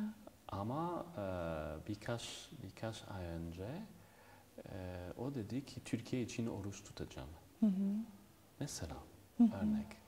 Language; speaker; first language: Turkish; non-native, fluent; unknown